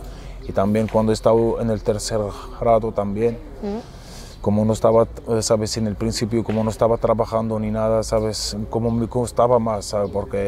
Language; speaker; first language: Spanish; non-native, fluent; Arabic